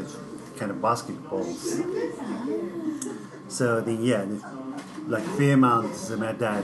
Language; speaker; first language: English; non-native, learner; Chinese